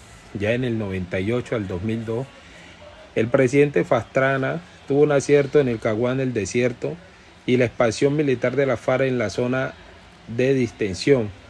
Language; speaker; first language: Spanish; native; Spanish